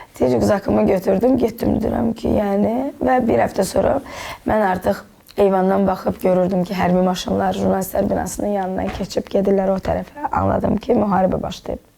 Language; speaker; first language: Azerbaijani; non-native, local second language; Russian